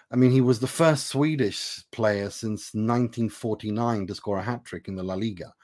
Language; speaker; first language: English; non-native, fluent; Persian